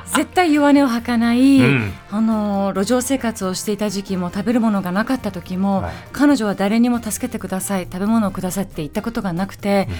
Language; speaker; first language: Japanese; early bilingual, other home language; Persian